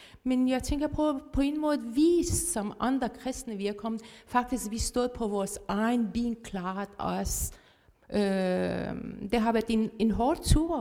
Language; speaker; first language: Danish; non-native, fluent; Persian